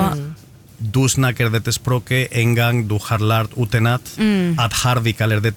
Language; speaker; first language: Norwegian; non-native, fluent; Spanish